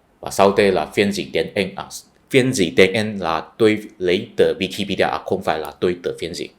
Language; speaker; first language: Vietnamese; non-native, fluent; Chinese